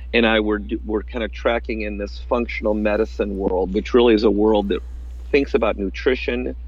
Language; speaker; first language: English; native; English